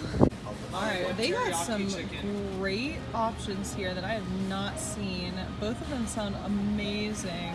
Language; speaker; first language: English; native; English